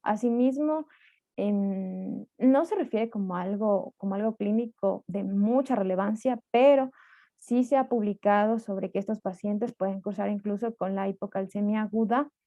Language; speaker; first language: Spanish; native; Spanish